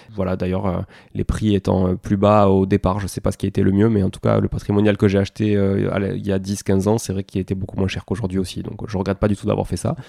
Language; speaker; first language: French; native; French